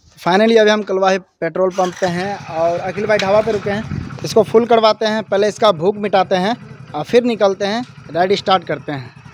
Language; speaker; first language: Hindi; non-native, local second language; Maithili